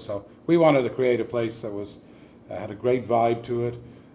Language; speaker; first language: English; native; English